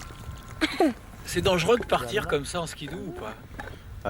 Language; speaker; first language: French; native; French